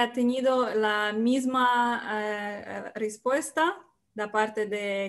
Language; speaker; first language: Spanish; non-native, learner; Russian